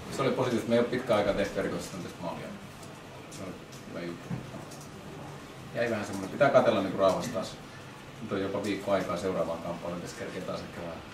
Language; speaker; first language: Finnish; native; Finnish